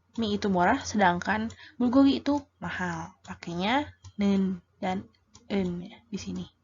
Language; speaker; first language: Indonesian; native; Indonesian